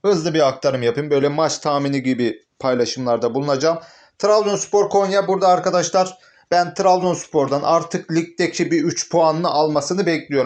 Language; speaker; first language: Turkish; native; Turkish